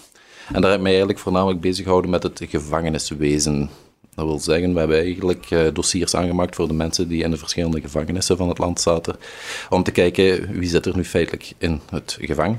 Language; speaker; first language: Dutch; native; Dutch